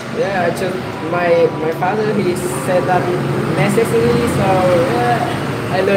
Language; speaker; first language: English; non-native, learner; Vietnamese